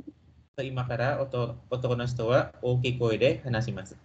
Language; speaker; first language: Japanese; non-native, fluent; Filipino